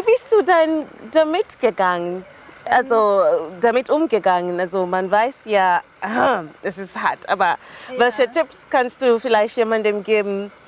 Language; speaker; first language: German; non-native, fluent; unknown